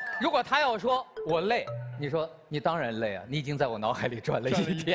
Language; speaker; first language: Chinese; native; Chinese